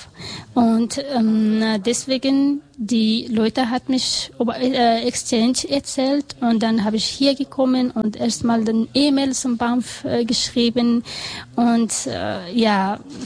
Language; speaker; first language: German; non-native, learner; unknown